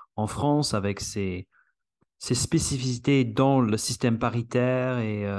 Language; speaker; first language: French; non-native, fluent; English